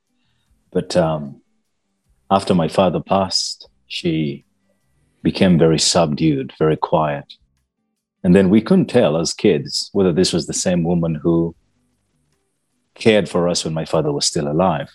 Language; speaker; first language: English; non-native, local second language; Ganda